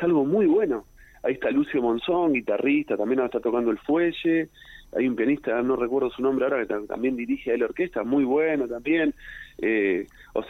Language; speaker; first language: Spanish; native; Spanish